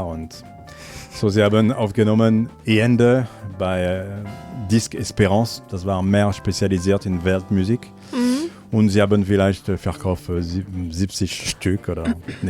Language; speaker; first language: German; non-native, learner; French